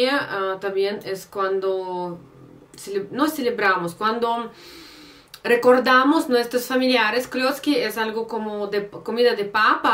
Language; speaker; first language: Spanish; non-native, fluent; Russian